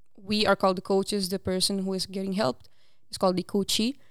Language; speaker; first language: English; non-native, fluent; Papiamento